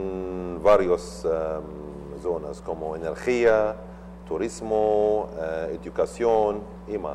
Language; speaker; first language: Spanish; non-native, learner; Arabic